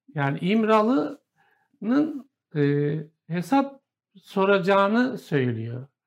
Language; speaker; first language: Turkish; native; Turkish